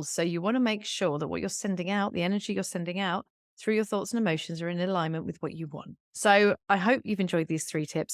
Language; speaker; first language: English; native; English